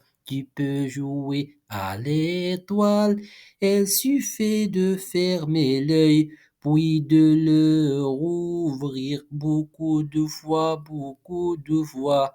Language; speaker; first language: French; non-native, local second language; Arabic